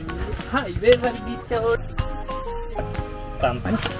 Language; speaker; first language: Filipino; non-native, learner; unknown